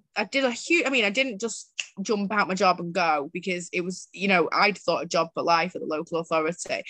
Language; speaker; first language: English; native; English